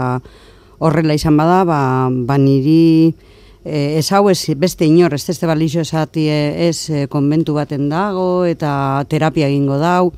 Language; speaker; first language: Basque; native; Basque